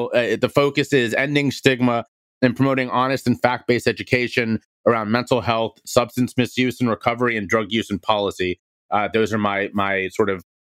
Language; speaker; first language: English; native; English